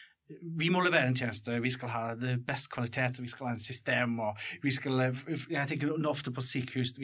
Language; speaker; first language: Norwegian; non-native, fluent; English